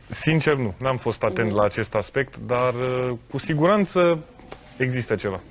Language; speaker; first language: Romanian; native; Romanian